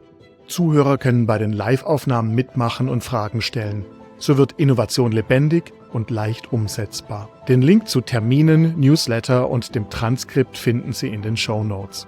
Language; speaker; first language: German; native; German